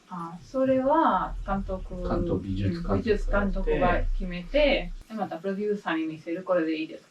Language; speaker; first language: Japanese; non-native, learner; English